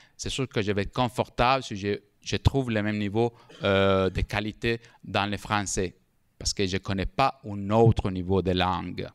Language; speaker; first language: French; non-native, fluent; Spanish